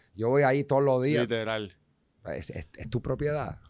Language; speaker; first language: Spanish; non-native, fluent; Dutch